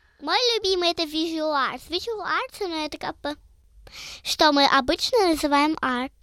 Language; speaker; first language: Russian; early bilingual, heritage; Russian